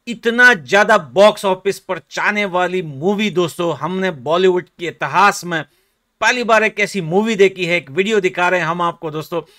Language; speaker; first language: Hindi; native; Hindi